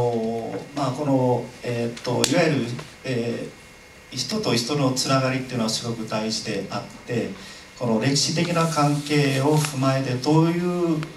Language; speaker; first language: Japanese; non-native, fluent; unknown